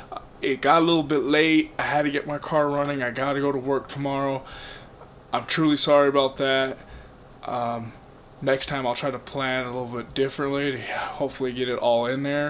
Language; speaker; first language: English; native; English